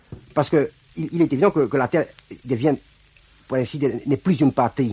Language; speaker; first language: French; non-native, fluent; Romanian